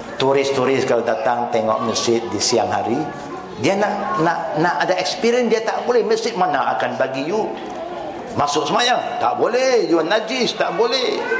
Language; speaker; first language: Malay; non-native, local second language; Chinese